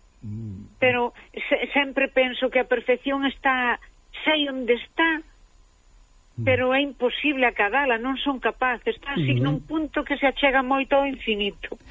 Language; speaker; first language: Galician; native; Galician